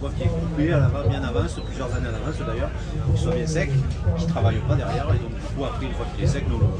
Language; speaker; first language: French; native; French